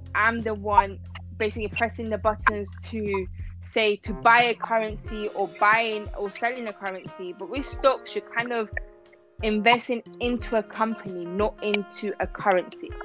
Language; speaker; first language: English; non-native, fluent; Persian